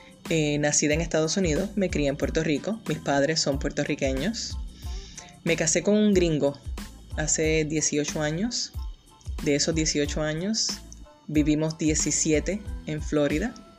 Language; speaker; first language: Spanish; early bilingual, heritage; Spanish